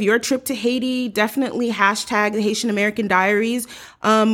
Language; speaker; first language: English; early bilingual, other home language; Haitian Creole